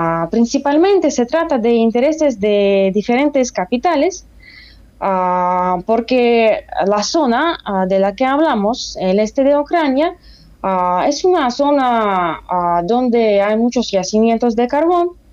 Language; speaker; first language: Spanish; non-native, fluent; Russian